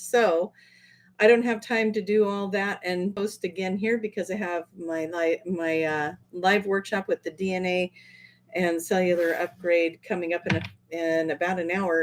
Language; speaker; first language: English; native; English